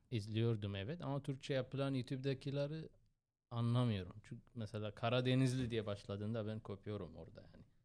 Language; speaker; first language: Turkish; non-native, fluent; Arabic